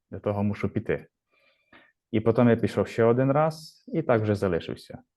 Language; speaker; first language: Ukrainian; native; Ukrainian